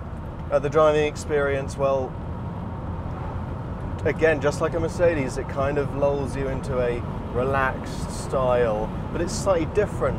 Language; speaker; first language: English; native; English